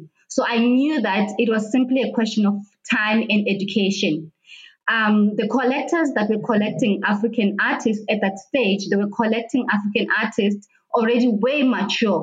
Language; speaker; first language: English; non-native, local second language; Xhosa